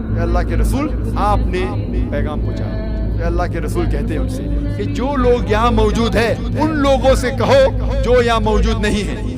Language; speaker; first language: Urdu; non-native, local second language; Konkani